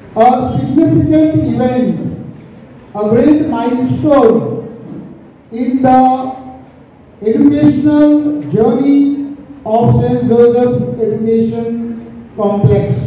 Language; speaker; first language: English; non-native, local second language; Marathi